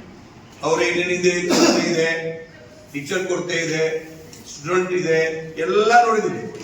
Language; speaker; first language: Kannada; non-native, local second language; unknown